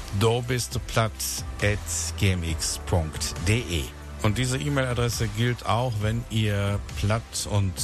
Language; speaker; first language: German; native; German